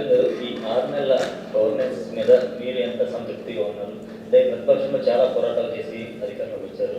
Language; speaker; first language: Telugu; native; Telugu